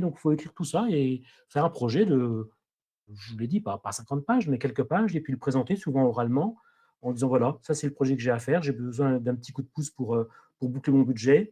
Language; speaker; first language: French; native; French